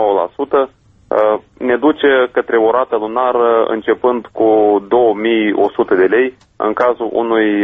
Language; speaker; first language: Romanian; native; Romanian